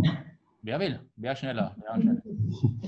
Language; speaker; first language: German; native; German